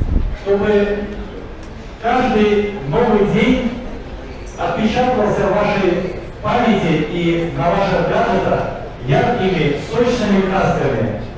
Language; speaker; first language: Russian; native; Russian